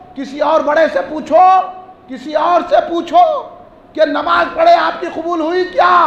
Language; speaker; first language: Urdu; native; Urdu